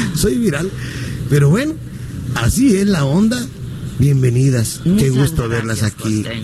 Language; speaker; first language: Spanish; native; Spanish